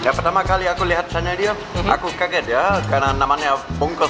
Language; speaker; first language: Indonesian; non-native, fluent; German